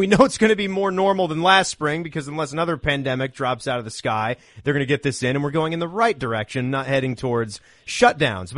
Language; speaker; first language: English; native; English